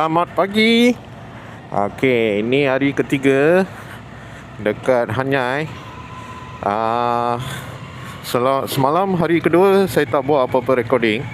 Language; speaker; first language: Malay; non-native, local second language; Tamil